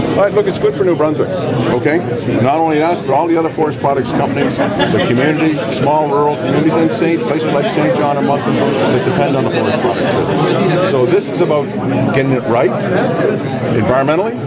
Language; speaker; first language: English; native; English